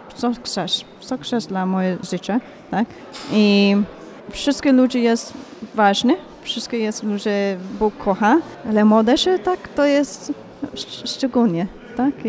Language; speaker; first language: Polish; non-native, learner; Bulgarian